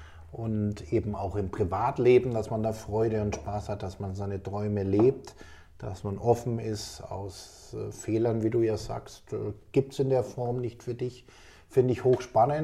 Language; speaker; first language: German; native; German